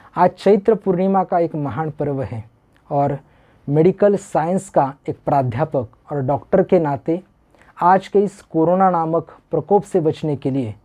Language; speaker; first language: Hindi; non-native, local second language; Marathi